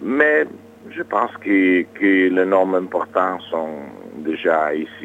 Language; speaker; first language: French; non-native, learner; Italian